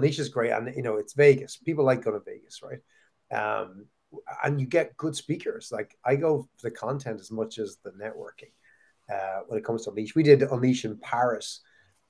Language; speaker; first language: English; native; English